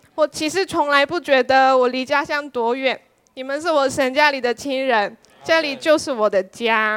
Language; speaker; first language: Chinese; non-native, fluent; Korean